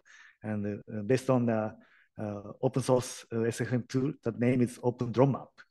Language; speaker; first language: English; non-native, learner; Japanese